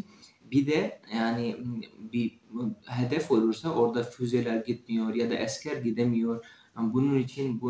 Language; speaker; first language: Turkish; non-native, fluent; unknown